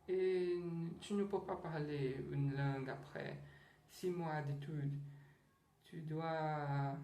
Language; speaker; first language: French; non-native, learner; Portuguese